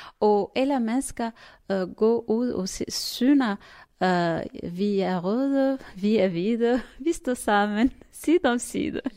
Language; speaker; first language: Norwegian; non-native, learner; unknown